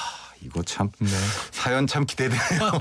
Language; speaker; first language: Korean; native; Korean